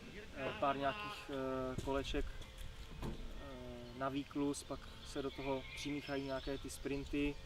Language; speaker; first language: Czech; native; Czech